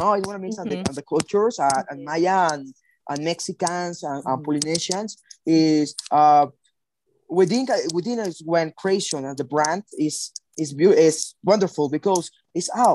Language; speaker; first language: English; non-native, learner; Spanish